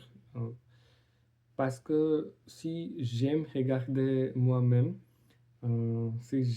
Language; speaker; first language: French; non-native, learner; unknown